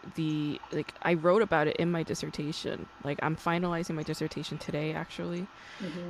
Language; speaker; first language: English; non-native, fluent; Korean